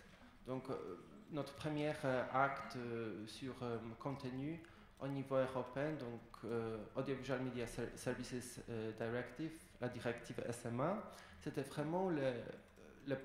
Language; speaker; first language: French; non-native, fluent; Polish